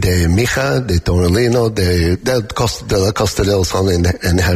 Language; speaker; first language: Spanish; non-native, learner; English